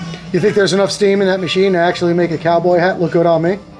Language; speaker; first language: English; native; English